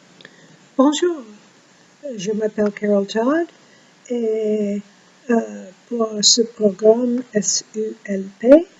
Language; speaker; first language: French; non-native, learner; English